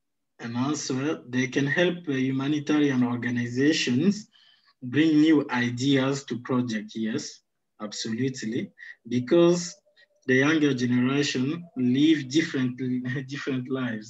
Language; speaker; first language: English; non-native, fluent; Sango